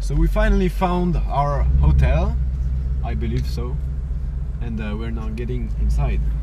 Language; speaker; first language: English; non-native, fluent; French